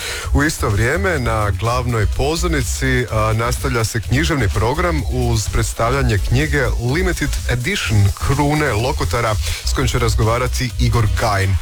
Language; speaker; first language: Serbian; native; Serbian